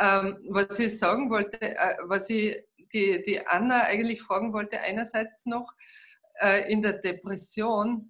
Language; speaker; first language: German; native; German